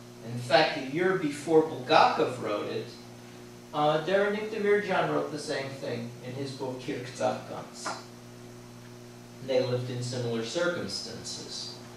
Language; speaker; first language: English; native; English